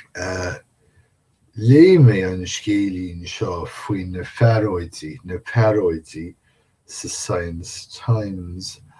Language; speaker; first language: Irish; non-native, fluent; English